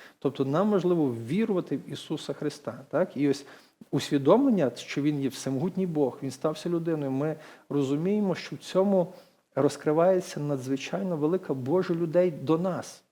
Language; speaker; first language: Ukrainian; native; Ukrainian